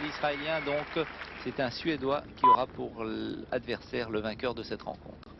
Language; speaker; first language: French; native; French